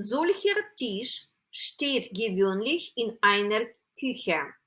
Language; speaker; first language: German; non-native, fluent; Ukrainian